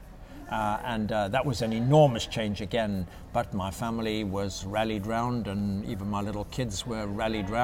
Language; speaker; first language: English; native; English